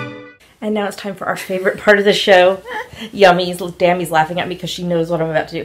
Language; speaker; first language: English; native; English